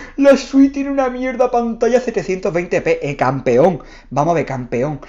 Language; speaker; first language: Spanish; native; Spanish